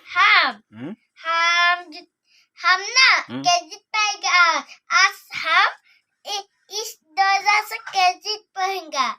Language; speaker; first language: Hindi; non-native, local second language; Assamese